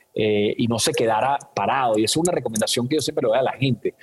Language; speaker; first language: Spanish; native; Spanish